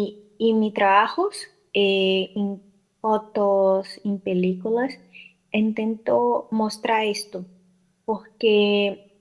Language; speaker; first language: Spanish; non-native, learner; Portuguese